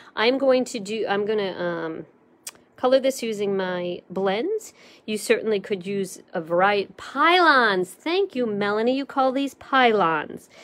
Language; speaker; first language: English; native; English